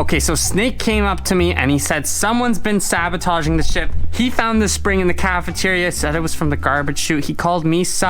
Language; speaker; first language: English; native; English